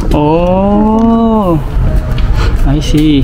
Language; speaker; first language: Japanese; non-native, learner; Indonesian